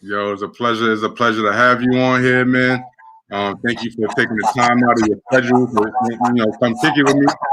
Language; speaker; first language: English; native; English